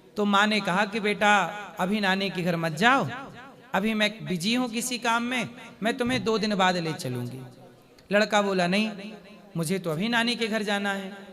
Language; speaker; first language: Hindi; native; Hindi